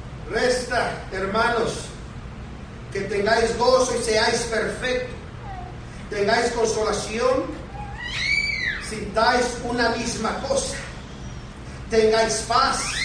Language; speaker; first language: Spanish; native; Spanish